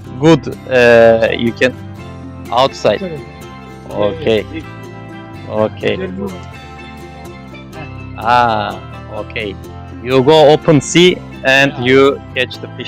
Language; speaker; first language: English; non-native, fluent; Turkish